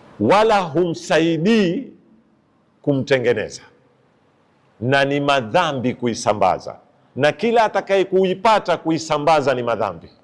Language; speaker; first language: Swahili; native; Swahili